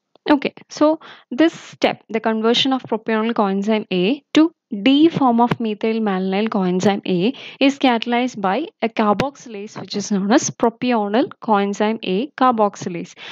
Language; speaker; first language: English; non-native, local second language; Malayalam